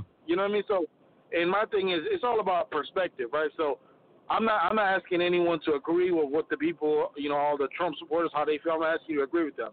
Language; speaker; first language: English; native; English